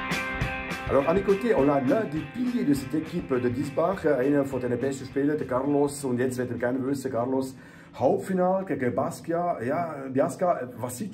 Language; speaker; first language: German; non-native, local second language; French